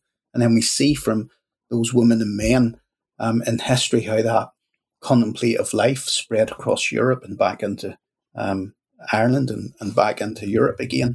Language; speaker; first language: English; native; English